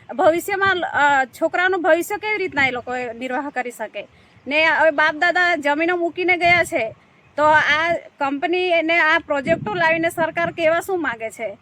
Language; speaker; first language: Gujarati; non-native, local second language; Gamit